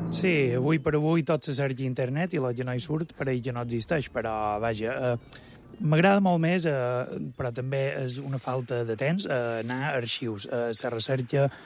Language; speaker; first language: Catalan; native; Catalan